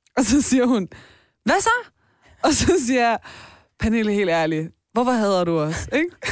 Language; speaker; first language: Danish; early bilingual, other home language; Persian